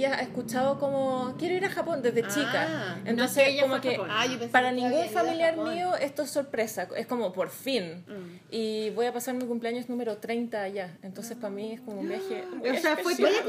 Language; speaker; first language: Spanish; native; Spanish